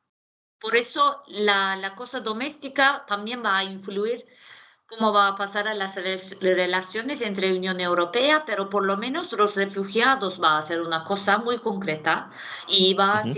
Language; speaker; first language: Spanish; non-native, fluent; Turkish